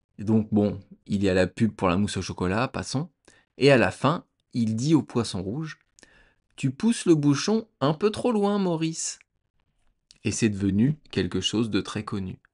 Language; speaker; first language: French; native; French